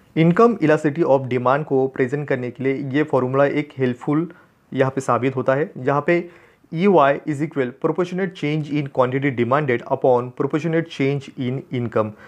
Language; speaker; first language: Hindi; non-native, local second language; Marathi